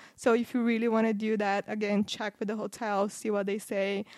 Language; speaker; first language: English; non-native, fluent; Portuguese